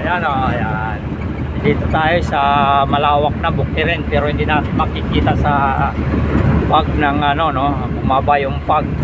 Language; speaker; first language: Filipino; non-native, local second language; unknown